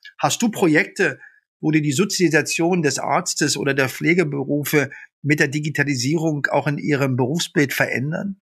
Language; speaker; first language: German; early bilingual, other home language; Arabic